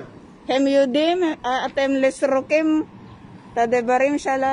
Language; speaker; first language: Hebrew; non-native, learner; Filipino